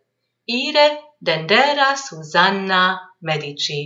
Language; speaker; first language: German; non-native, fluent; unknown